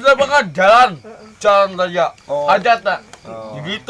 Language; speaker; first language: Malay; non-native, local second language; Sundanese